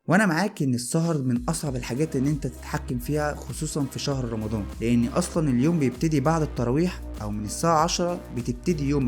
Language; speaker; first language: Arabic; native; Arabic